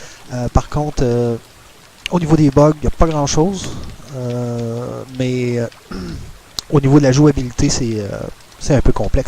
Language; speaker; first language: French; native; French